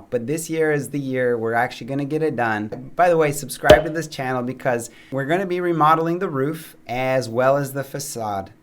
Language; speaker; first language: English; native; English